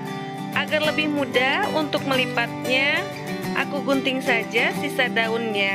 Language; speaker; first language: Indonesian; native; Indonesian